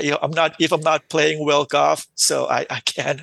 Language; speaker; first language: English; non-native, fluent; Thai